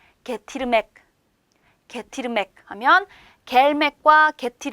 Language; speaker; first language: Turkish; non-native, fluent; Korean